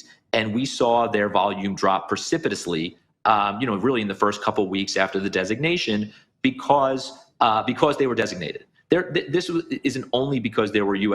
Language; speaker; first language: English; native; English